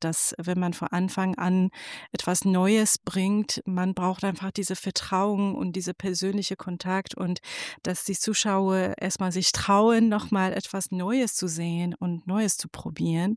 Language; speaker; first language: German; non-native, fluent; Persian